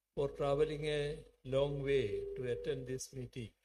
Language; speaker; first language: English; non-native, local second language; Malayalam